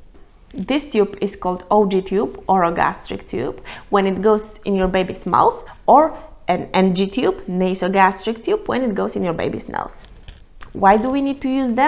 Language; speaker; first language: English; non-native, fluent; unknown